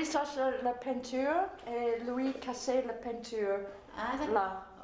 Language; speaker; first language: French; non-native, learner; English